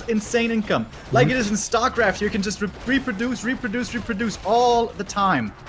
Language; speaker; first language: English; non-native, fluent; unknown